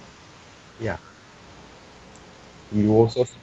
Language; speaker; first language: English; non-native, learner; Chinese